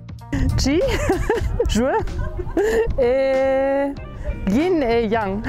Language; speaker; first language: French; non-native, local second language; German